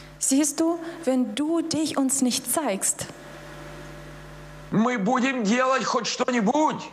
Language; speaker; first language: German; non-native, fluent; Russian